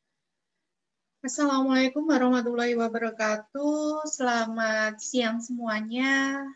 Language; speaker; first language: Indonesian; native; Indonesian